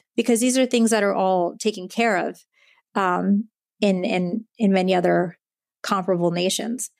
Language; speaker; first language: English; early bilingual, other home language; Japanese